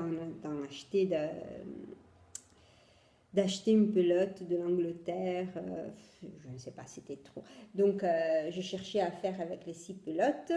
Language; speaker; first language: French; non-native, fluent; Italian